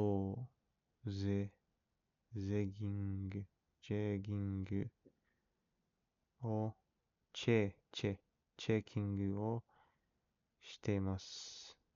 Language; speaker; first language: Japanese; non-native, learner; English